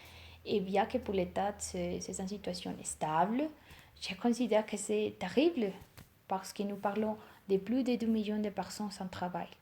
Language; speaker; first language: French; non-native, learner; Spanish